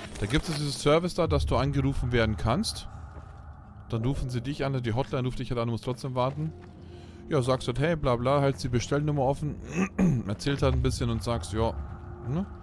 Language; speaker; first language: German; native; German